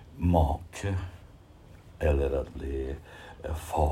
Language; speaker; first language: Swedish; non-native, fluent; Bosnian